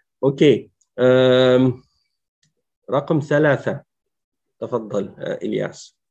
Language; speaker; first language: Arabic; non-native, fluent; French